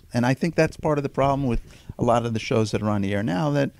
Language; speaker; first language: English; native; English